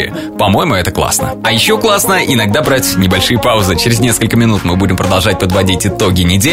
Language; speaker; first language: Russian; native; Russian